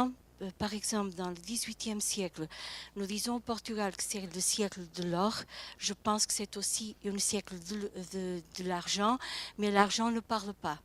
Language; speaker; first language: French; non-native, fluent; Portuguese